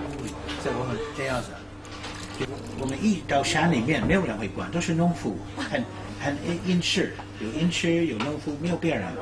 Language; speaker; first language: Chinese; non-native, fluent; English